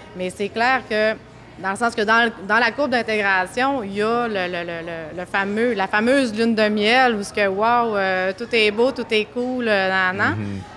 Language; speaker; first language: French; native; French